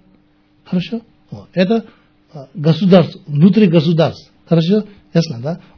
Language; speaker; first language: Russian; non-native, learner; Tibetan